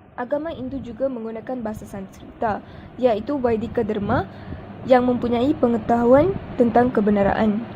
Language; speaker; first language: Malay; non-native, local second language; Tamil